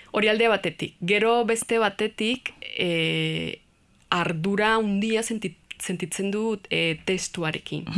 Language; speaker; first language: Basque; non-native, learner; Spanish